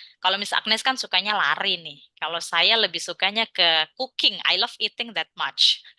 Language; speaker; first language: Indonesian; non-native, local second language; Javanese